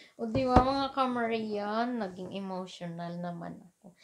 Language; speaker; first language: Filipino; non-native, local second language; Hiligaynon